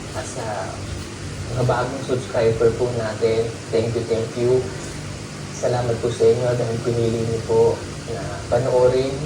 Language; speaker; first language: Filipino; native; Filipino